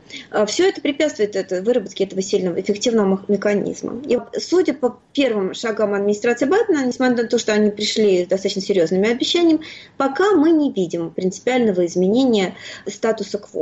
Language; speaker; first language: Russian; native; Russian